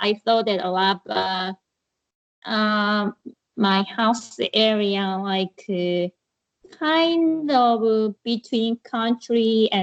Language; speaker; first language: English; non-native, learner; Korean